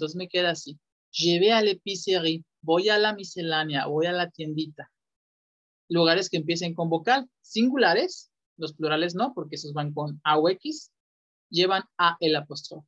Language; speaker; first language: Spanish; native; Spanish